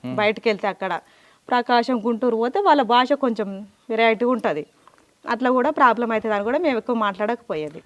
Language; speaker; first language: Telugu; native; Telugu